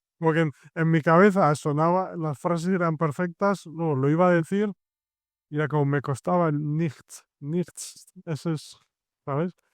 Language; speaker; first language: Spanish; native; Spanish